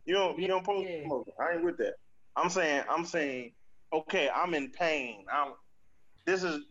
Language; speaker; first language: English; native; English